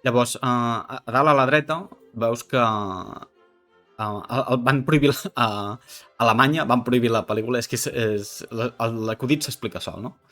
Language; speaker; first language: Catalan; native; Catalan